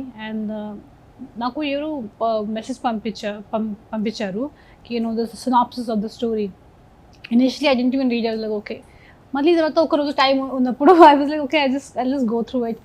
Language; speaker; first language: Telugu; non-native, fluent; Hindi